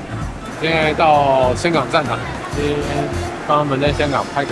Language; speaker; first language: Chinese; native; Chinese